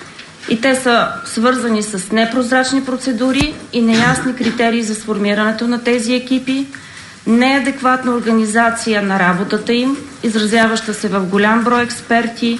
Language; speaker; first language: Bulgarian; native; Bulgarian